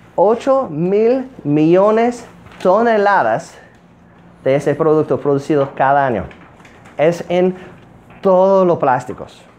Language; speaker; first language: Spanish; non-native, fluent; English